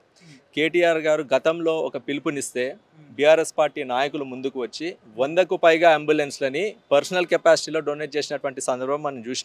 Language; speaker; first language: Telugu; native; Telugu